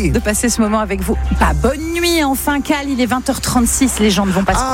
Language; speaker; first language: French; native; French